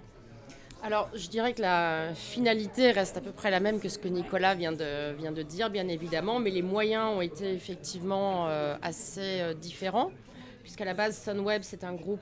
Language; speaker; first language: French; native; French